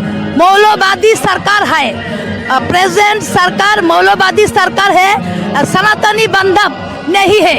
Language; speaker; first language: Hindi; non-native, learner; Bangla